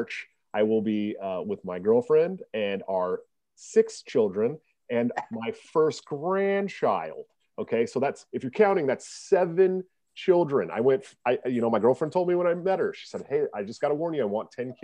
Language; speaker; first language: English; native; English